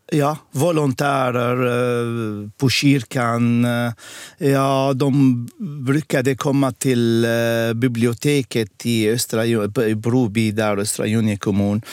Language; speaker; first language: Swedish; non-native, fluent; Arabic